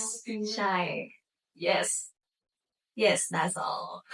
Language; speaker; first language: English; non-native, learner; Thai